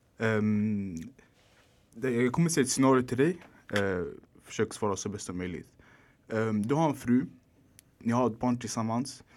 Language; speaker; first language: Swedish; early bilingual, other home language; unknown